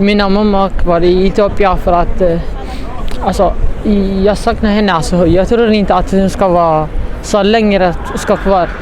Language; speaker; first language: Swedish; non-native, learner; Tigrinya